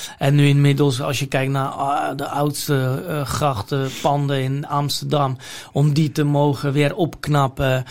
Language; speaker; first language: Dutch; non-native, fluent; Polish